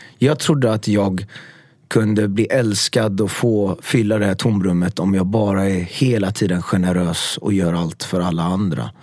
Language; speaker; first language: Swedish; early bilingual, other home language; Persian